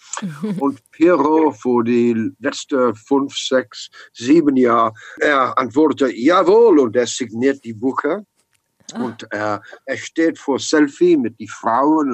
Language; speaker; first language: German; non-native, learner; English